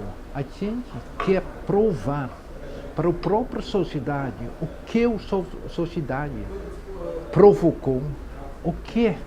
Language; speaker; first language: Portuguese; non-native, fluent; Dutch